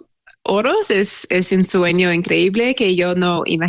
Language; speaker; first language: Spanish; non-native, learner; English